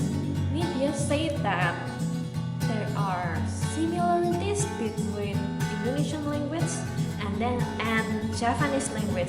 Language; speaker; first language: English; non-native, learner; Indonesian